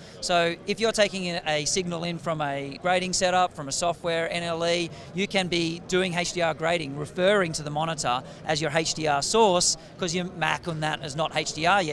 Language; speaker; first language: English; native; English